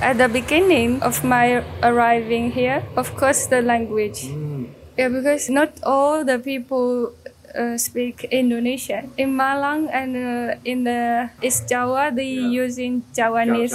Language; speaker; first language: English; non-native, fluent; Chinese